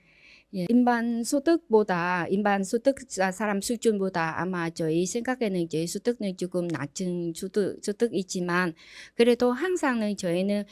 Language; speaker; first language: Korean; non-native, learner; Vietnamese